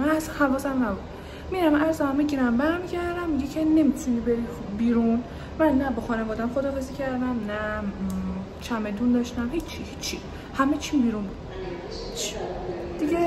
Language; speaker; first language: Persian; native; Persian